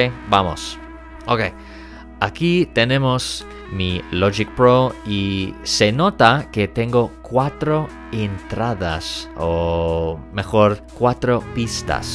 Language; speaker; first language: Spanish; non-native, fluent; English